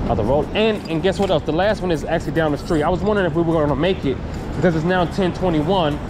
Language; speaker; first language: English; native; English